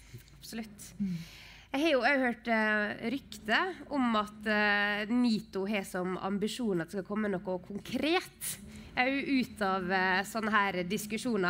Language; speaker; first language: Norwegian; native; Norwegian